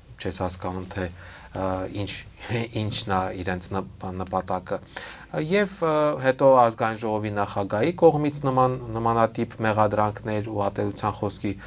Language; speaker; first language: Armenian; native; Armenian